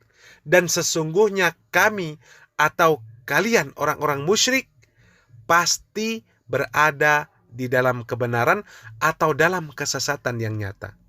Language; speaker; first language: Indonesian; native; Indonesian